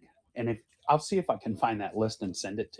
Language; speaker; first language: English; native; English